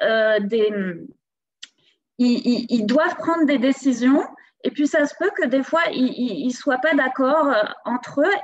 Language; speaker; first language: French; native; French